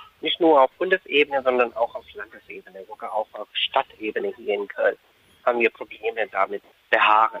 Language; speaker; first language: German; non-native, fluent; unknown